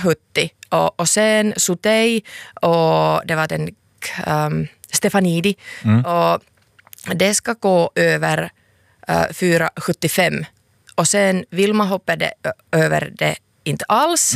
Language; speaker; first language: Swedish; non-native, local second language; Finnish